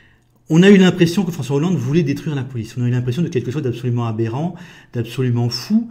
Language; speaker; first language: French; native; French